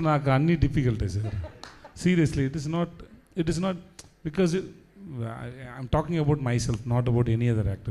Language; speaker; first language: Telugu; non-native, learner; Tamil